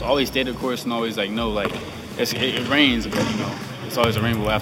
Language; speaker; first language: English; native; English